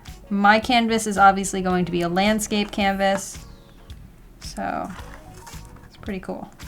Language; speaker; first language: English; native; English